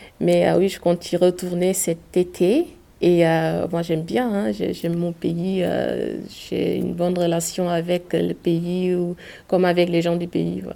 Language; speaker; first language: French; non-native, local second language; Wolof